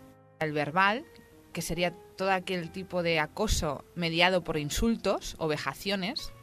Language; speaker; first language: Spanish; native; Spanish